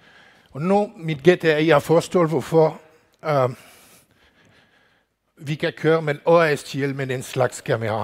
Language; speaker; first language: Danish; non-native, learner; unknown